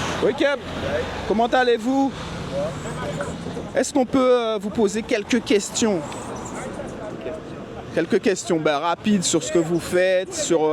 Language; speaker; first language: French; native; French